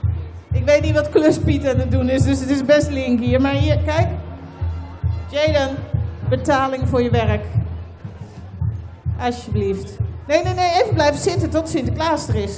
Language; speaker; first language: Dutch; native; Dutch